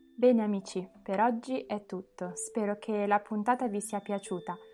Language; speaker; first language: Italian; native; Italian